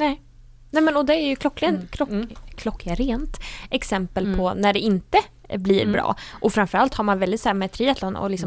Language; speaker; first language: Swedish; native; Swedish